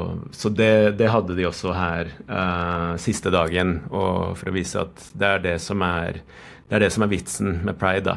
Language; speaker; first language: Norwegian; non-native, fluent; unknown